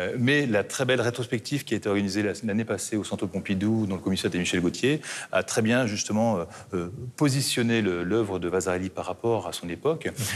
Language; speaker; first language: French; native; French